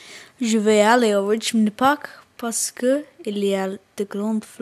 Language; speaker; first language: French; non-native, learner; English